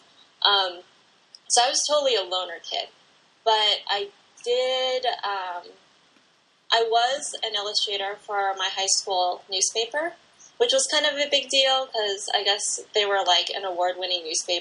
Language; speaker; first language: English; native; English